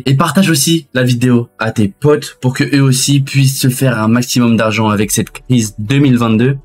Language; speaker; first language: French; native; French